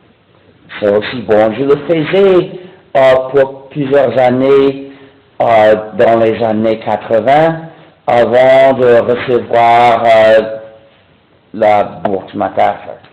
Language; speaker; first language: French; non-native, fluent; English